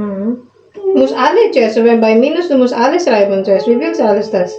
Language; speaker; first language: German; non-native, learner; Indonesian